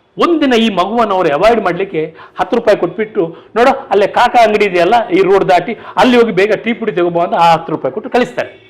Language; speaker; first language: Kannada; non-native, local second language; Tulu